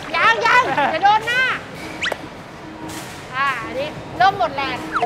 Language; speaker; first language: Thai; native; Thai